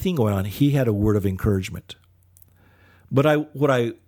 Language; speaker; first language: English; early bilingual, other home language; Filipino